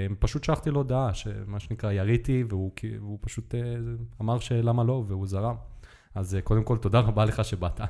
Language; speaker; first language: Hebrew; native; Hebrew